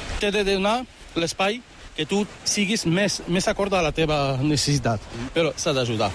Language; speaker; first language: Catalan; early bilingual, other home language; Arabic